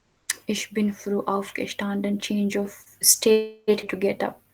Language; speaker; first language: German; non-native, fluent; Urdu